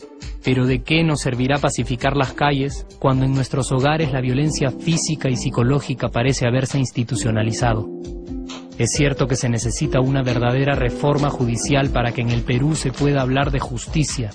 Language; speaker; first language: Spanish; native; Spanish